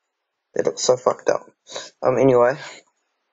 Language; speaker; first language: English; native; English